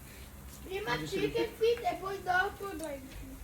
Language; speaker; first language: Italian; early bilingual, other home language; Filipino